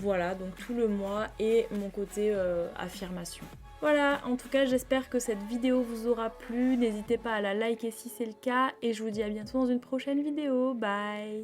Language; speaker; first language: French; native; French